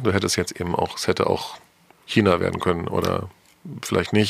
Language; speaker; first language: German; native; German